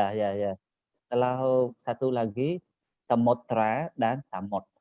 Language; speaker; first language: Indonesian; non-native, learner; Khmer